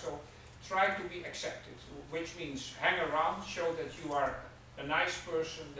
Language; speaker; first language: English; non-native, fluent; Dutch